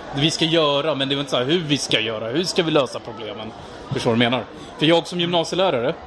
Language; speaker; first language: Swedish; non-native, fluent; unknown